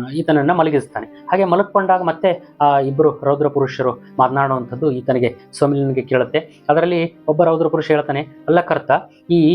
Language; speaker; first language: Kannada; native; Kannada